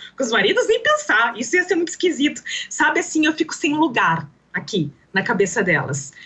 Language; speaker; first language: Portuguese; native; Portuguese